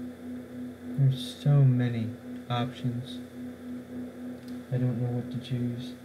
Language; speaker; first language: English; native; English